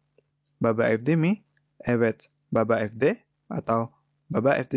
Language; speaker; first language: Turkish; non-native, fluent; Indonesian